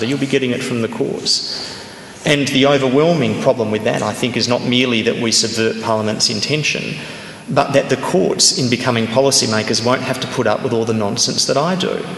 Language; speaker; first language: English; native; English